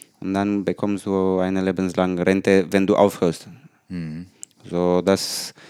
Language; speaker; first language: German; non-native, learner; Romanian